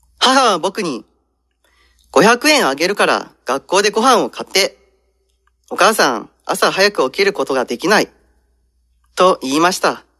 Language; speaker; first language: Japanese; non-native, fluent; Indonesian